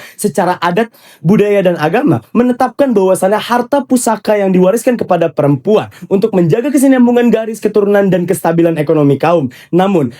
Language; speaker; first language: Indonesian; native; Indonesian